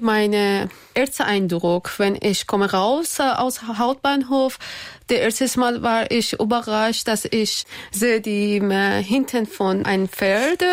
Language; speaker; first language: German; non-native, learner; Persian